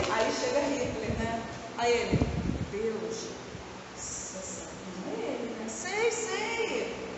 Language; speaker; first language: Portuguese; native; Portuguese